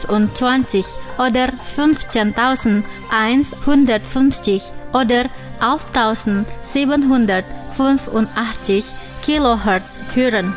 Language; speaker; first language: German; non-native, fluent; Indonesian